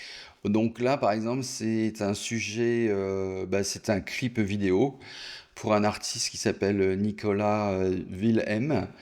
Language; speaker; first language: French; native; French